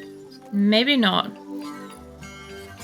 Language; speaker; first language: English; native; English